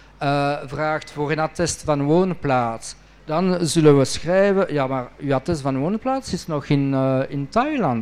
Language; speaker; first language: Dutch; non-native, local second language; French